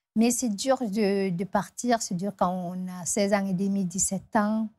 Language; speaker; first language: French; non-native, local second language; Fula